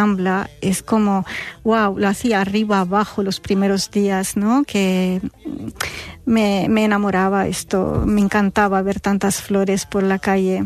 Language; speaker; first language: Spanish; non-native, fluent; Arabic